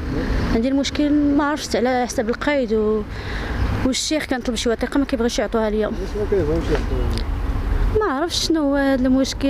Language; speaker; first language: Arabic; native; Arabic